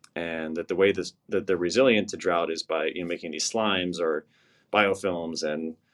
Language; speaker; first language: English; native; English